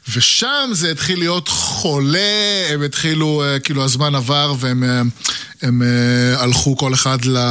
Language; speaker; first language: Hebrew; native; Hebrew